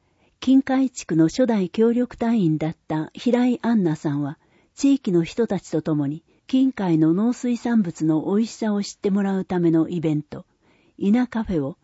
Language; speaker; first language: Japanese; native; Japanese